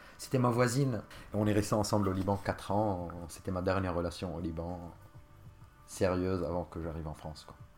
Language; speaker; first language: French; non-native, local second language; Arabic